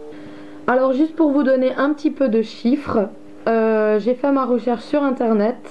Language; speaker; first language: French; native; French